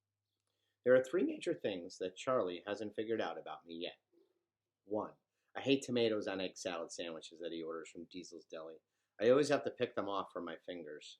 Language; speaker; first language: English; native; English